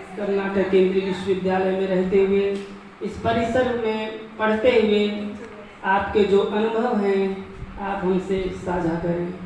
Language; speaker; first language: Hindi; native; Hindi